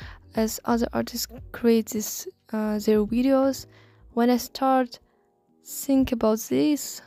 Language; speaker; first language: English; non-native, learner; Russian